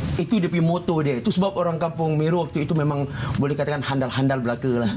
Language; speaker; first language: Malay; native; Malay